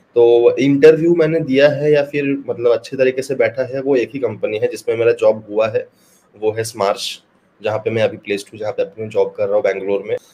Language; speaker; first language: Hindi; non-native, local second language; Bangla